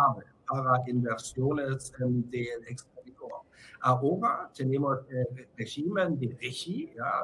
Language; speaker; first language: Spanish; non-native, fluent; German